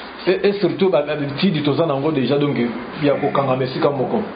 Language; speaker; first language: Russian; non-native, learner; Lingala